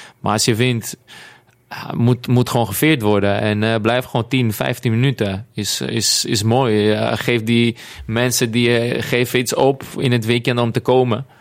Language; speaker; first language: Dutch; non-native, fluent; Greek